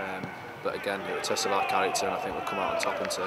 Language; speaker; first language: English; native; English